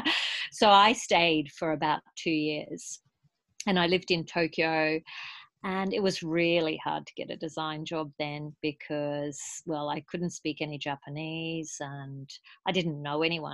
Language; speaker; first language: English; native; English